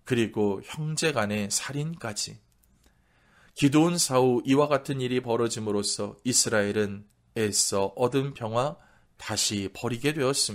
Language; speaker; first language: Korean; native; Korean